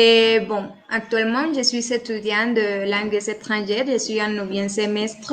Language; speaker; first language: French; non-native, learner; Spanish